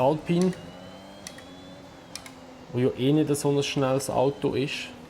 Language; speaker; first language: German; native; German